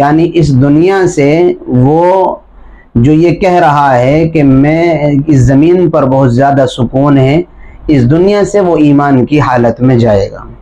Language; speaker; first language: Hindi; native; Hindi